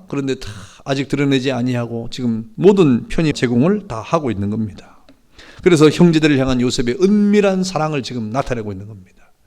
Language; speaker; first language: Korean; native; Korean